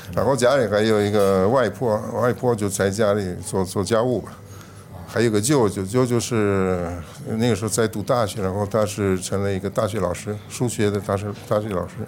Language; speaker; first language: Chinese; non-native, fluent; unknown